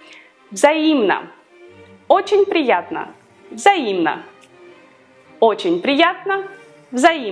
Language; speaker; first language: Russian; non-native, fluent; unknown